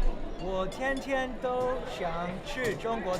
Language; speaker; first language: Chinese; non-native, learner; Cantonese